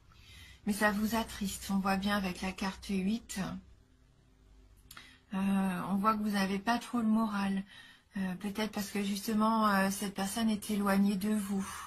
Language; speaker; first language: French; native; French